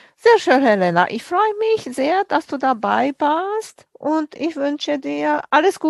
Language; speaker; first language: German; native; German